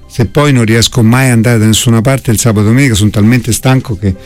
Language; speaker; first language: Italian; native; Italian